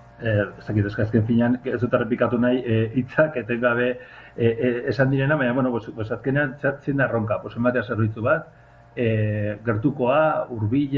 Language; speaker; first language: Basque; non-native, local second language; Spanish